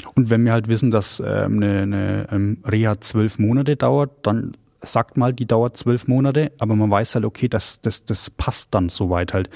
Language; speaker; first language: German; native; German